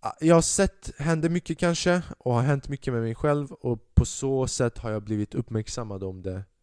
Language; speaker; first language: Swedish; early bilingual, other home language; Albanian